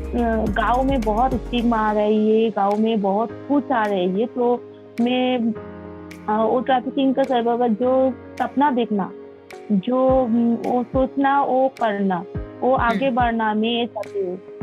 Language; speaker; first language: Hindi; non-native, local second language; Bangla